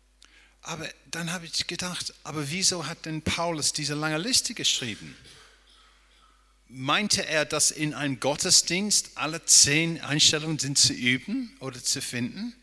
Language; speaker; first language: German; non-native, fluent; English